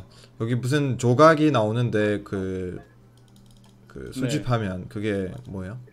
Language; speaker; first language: Korean; non-native, fluent; Russian